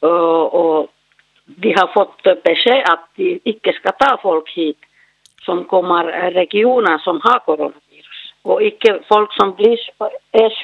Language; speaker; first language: Swedish; non-native, learner; Finnish